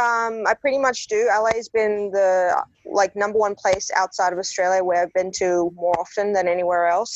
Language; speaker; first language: English; native; English